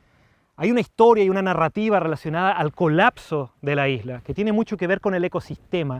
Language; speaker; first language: Spanish; native; Spanish